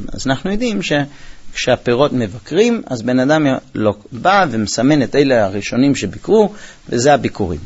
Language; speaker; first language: Hebrew; early bilingual, heritage; Hebrew